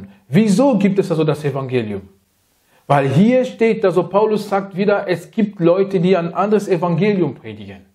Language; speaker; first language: German; non-native, fluent; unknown